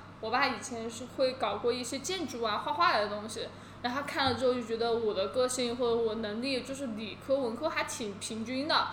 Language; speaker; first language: Chinese; native; Chinese